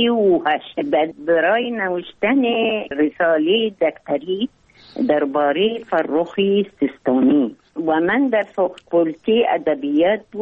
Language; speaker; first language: Persian; non-native, learner; Arabic